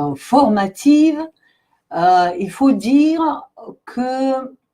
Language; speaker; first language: French; non-native, fluent; Russian